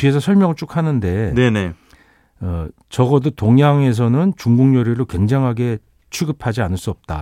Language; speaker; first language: Korean; native; Korean